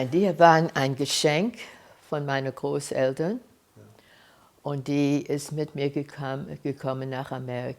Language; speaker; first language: German; early bilingual, heritage; German